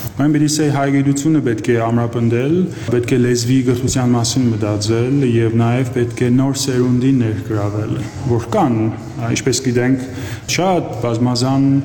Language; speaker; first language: Armenian; early bilingual, heritage; Armenian